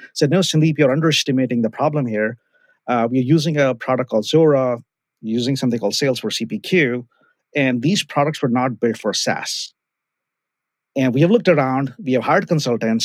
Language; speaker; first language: English; non-native, local second language; Hindi